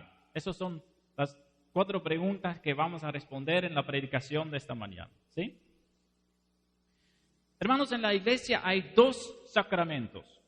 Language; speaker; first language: Spanish; non-native, fluent; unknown